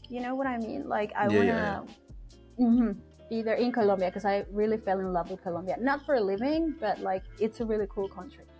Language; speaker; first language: English; non-native, fluent; Spanish